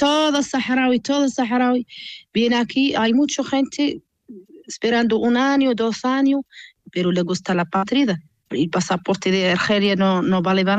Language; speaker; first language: Spanish; non-native, learner; Arabic